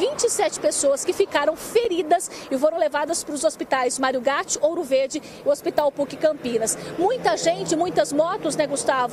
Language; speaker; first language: Portuguese; native; Portuguese